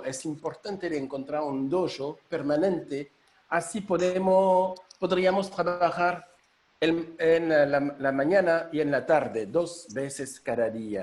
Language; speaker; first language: Spanish; non-native, fluent; French